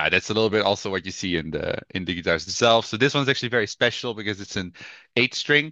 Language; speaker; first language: English; non-native, fluent; Dutch